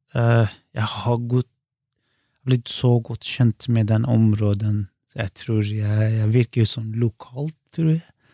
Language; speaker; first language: Norwegian; non-native, fluent; Kurdish